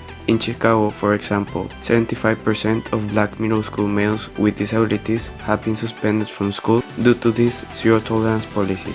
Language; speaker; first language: English; non-native, local second language; Spanish